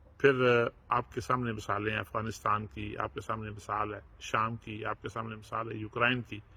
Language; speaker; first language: Urdu; non-native, local second language; Punjabi